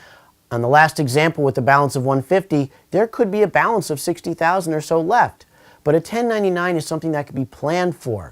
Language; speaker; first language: English; native; English